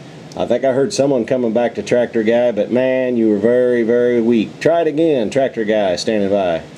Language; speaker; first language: English; native; English